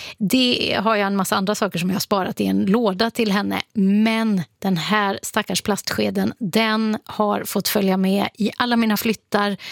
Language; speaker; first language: Swedish; native; Swedish